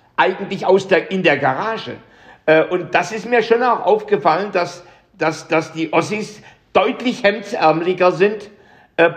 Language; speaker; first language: German; native; German